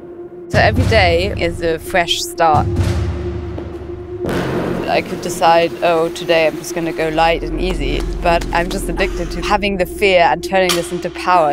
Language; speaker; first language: English; non-native, fluent; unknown